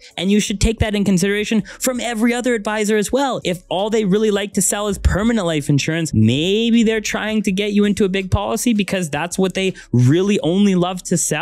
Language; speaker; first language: English; native; English